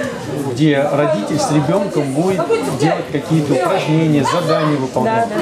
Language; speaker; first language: Russian; native; Russian